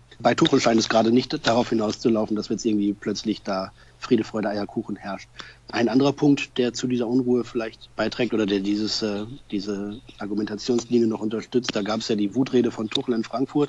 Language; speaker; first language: German; native; German